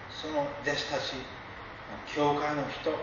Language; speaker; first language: Japanese; non-native, fluent; English